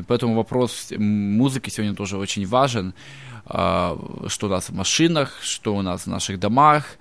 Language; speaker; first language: Russian; native; Russian